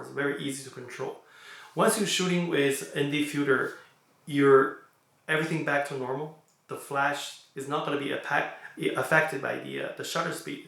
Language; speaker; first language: English; non-native, fluent; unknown